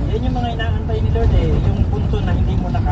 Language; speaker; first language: Filipino; native; Filipino